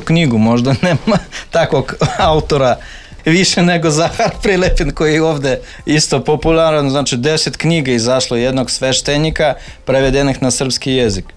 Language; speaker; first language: Serbian; non-native, fluent; Russian